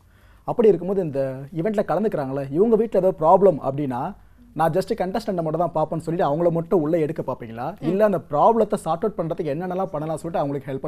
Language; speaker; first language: Tamil; native; Tamil